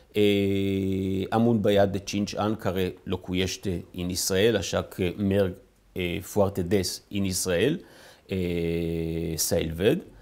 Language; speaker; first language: Romanian; early bilingual, heritage; Hebrew